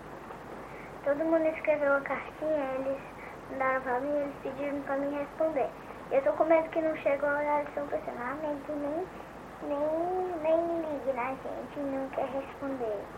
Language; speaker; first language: Portuguese; early bilingual, heritage; Portuguese